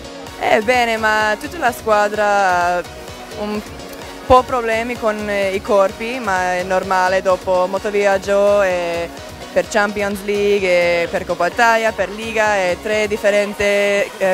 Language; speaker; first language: Italian; non-native, learner; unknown